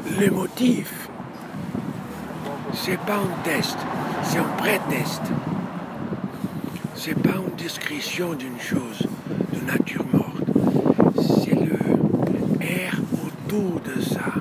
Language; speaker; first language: French; non-native, learner; Portuguese